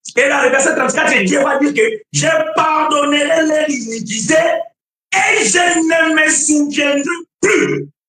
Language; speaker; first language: French; non-native, fluent; Portuguese